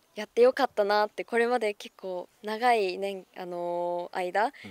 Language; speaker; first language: Japanese; native; Japanese